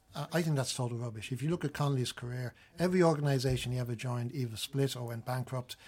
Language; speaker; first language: English; native; English